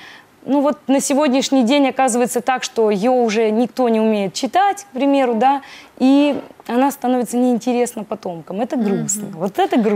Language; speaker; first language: Russian; native; Russian